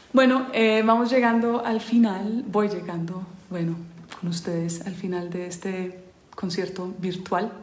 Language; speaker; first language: Spanish; early bilingual, heritage; Spanish